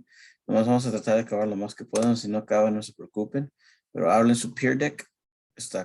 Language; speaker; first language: Spanish; early bilingual, heritage; Spanish